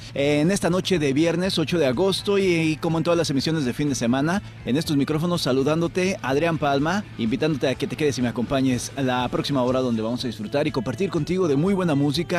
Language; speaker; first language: Spanish; native; Spanish